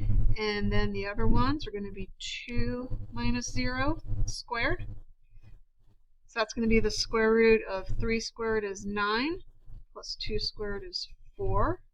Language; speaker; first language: English; native; English